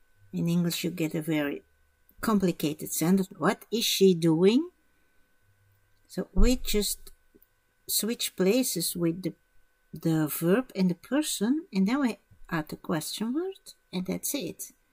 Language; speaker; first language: English; non-native, fluent; Dutch